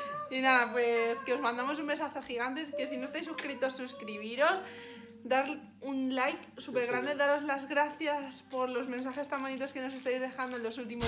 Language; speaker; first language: Spanish; native; Spanish